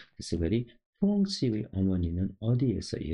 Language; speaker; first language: Korean; non-native, local second language; Nepali